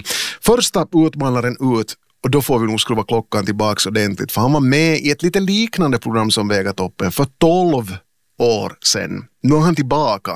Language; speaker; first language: Swedish; native; Swedish